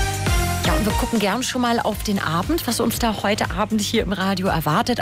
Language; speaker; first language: German; native; German